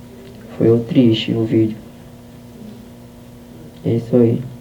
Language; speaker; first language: Portuguese; non-native, local second language; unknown